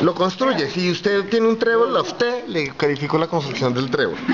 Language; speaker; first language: Spanish; native; Spanish